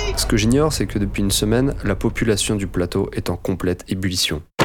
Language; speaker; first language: French; native; French